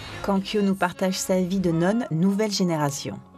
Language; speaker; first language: French; native; French